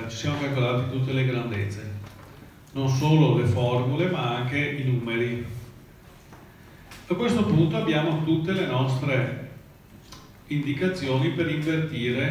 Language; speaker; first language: Italian; native; Italian